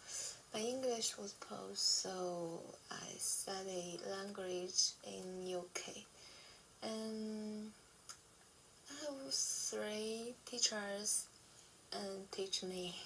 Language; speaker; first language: English; non-native, learner; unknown